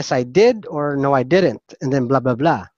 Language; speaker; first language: English; non-native, fluent; Filipino